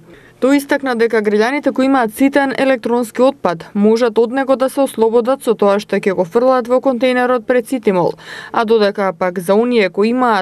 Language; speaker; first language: Macedonian; native; Macedonian